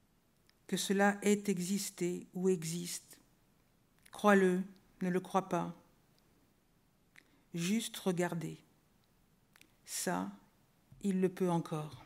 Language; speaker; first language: French; native; French